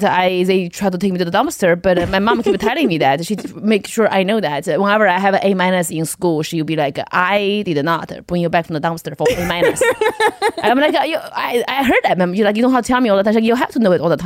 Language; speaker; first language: English; non-native, fluent; Chinese